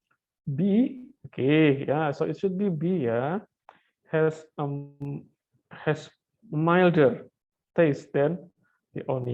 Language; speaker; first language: English; non-native, fluent; Indonesian